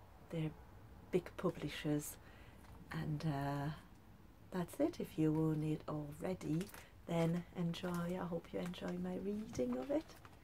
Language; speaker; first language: English; non-native, fluent; French